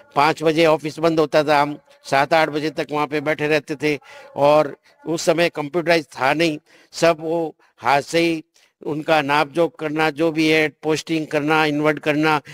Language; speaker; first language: Hindi; native; Hindi